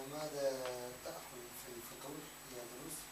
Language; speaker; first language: Arabic; non-native, learner; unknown